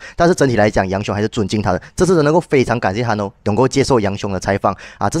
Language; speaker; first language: Chinese; native; Chinese